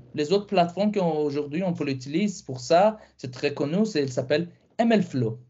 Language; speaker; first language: French; non-native, fluent; Persian